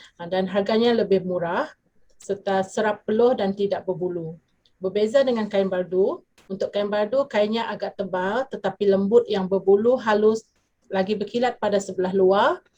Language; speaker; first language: Malay; non-native, local second language; Iban